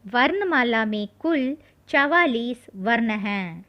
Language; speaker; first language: Hindi; non-native, local second language; Tamil